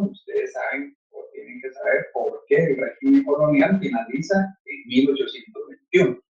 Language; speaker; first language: Spanish; native; Spanish